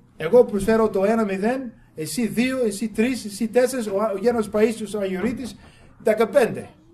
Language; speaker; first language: Greek; non-native, fluent; English